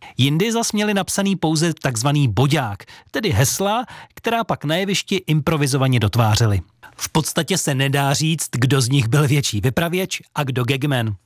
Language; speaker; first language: Czech; native; Czech